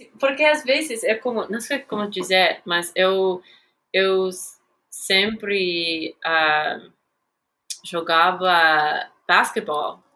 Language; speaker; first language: Portuguese; non-native, fluent; English